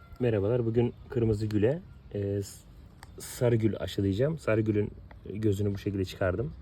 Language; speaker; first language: Turkish; native; Turkish